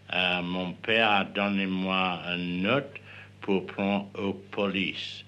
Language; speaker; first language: French; non-native, learner; English